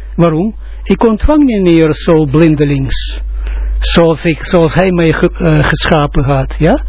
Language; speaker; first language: Dutch; non-native, fluent; Russian